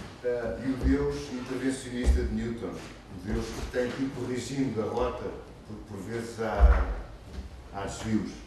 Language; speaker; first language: Portuguese; native; Portuguese